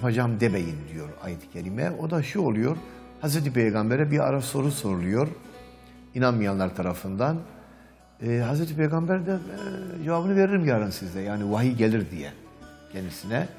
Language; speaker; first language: Turkish; native; Turkish